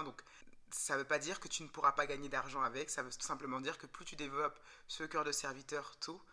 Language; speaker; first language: French; native; French